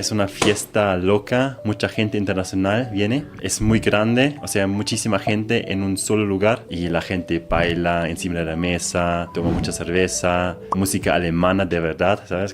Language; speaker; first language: Spanish; non-native, fluent; German